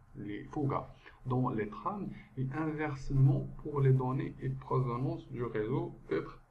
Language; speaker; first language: French; non-native, local second language; Arabic